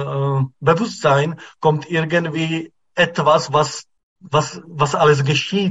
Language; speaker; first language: German; non-native, fluent; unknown